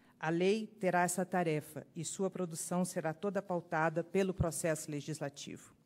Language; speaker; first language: Portuguese; native; Portuguese